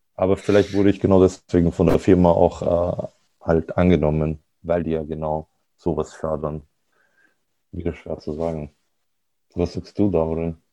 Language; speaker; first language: German; early bilingual, other home language; Arabic